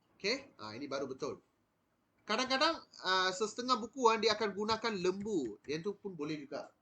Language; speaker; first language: Malay; non-native, local second language; Tamil